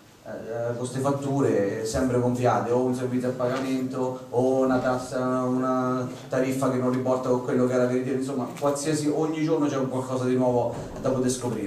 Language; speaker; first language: Italian; native; Italian